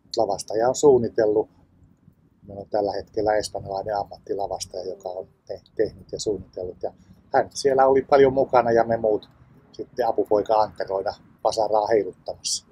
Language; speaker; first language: Finnish; native; Finnish